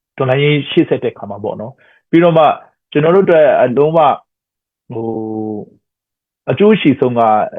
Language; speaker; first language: Burmese; non-native, local second language; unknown